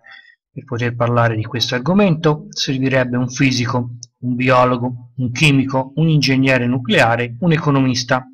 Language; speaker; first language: Italian; native; Italian